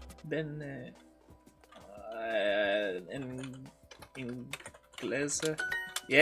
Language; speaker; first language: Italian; non-native, learner; English